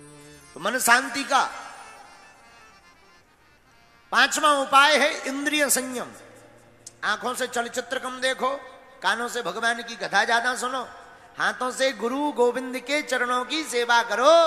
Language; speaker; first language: Hindi; native; Hindi